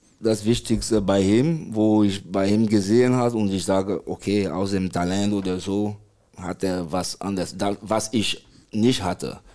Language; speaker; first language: German; non-native, fluent; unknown